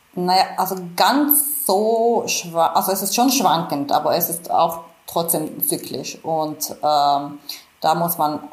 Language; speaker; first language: German; non-native, fluent; Finnish